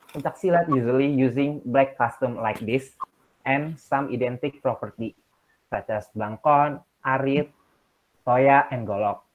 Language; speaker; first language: English; non-native, learner; Indonesian